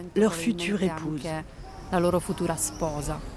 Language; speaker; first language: French; non-native, fluent; Italian